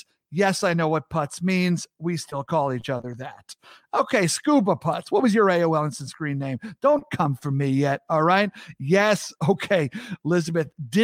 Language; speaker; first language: English; native; English